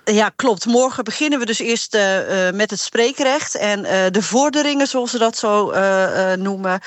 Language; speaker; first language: Dutch; native; Dutch